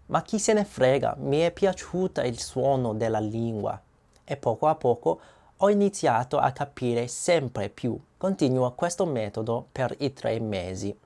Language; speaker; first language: Italian; non-native, learner; English